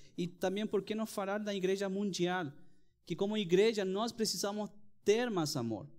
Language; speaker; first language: Portuguese; non-native, fluent; Spanish